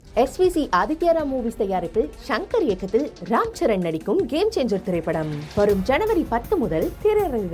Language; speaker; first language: Tamil; native; Tamil